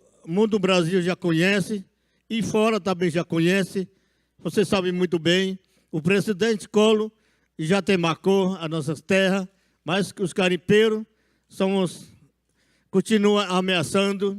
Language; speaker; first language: Portuguese; non-native, local second language; Yanomámi